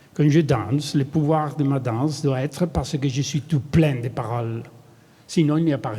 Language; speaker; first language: French; non-native, learner; Catalan